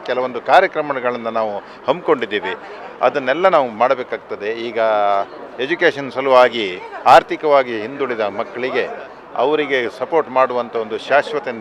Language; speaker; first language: Kannada; non-native, local second language; Tulu